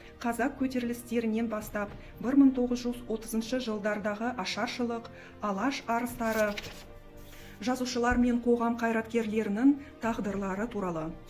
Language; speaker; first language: Kazakh; non-native, local second language; Russian